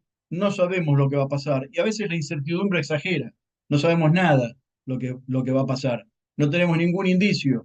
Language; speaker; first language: Spanish; native; Spanish